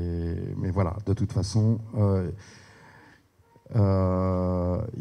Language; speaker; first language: Romanian; non-native, learner; French